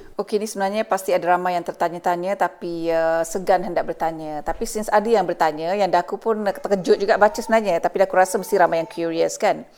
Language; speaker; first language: Malay; native; Malay